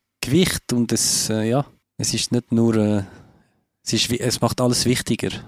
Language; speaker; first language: German; non-native, fluent; French